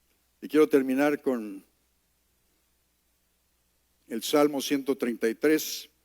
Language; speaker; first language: Spanish; native; Spanish